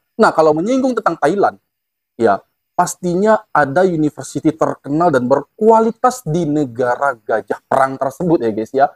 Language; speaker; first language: Indonesian; native; Indonesian